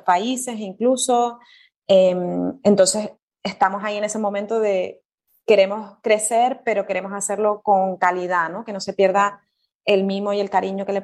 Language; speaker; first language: Spanish; native; Spanish